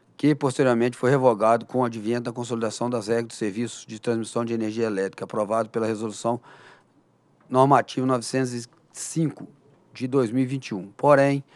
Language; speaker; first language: Portuguese; native; Portuguese